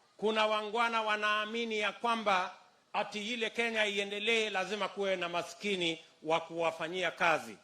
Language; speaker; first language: Swahili; non-native, local second language; Kalenjin